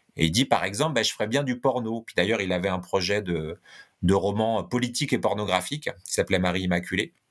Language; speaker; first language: French; native; French